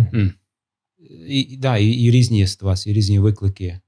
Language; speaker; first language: Ukrainian; non-native, fluent; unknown